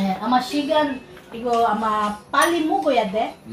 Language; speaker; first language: Korean; non-native, learner; Filipino